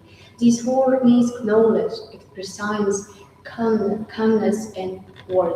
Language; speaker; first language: English; non-native, learner; Russian